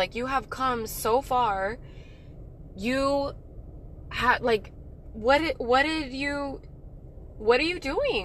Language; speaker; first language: English; native; English